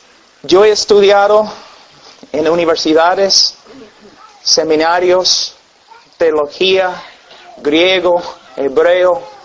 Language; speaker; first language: Spanish; non-native, fluent; English